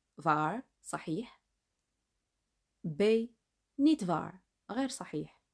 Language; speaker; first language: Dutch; non-native, fluent; Arabic